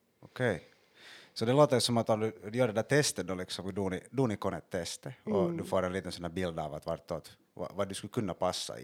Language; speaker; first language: Swedish; native; Swedish